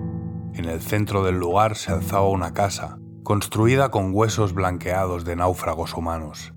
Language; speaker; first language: Spanish; native; Spanish